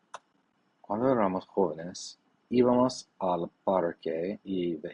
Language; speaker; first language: Spanish; non-native, learner; English